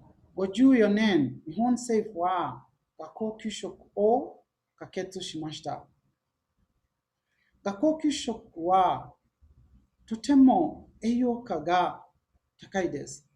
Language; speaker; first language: Japanese; non-native, learner; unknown